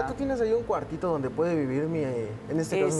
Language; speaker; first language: Spanish; native; Spanish